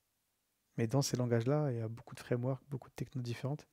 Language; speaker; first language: French; native; French